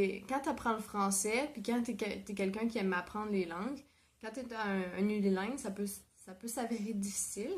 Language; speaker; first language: French; native; French